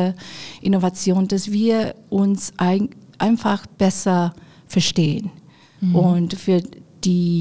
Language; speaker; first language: German; non-native, fluent; Chinese